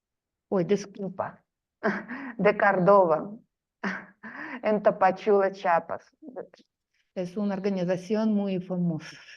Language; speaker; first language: Spanish; non-native, fluent; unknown